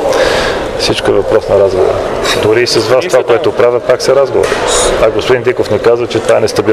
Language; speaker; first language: Bulgarian; native; Bulgarian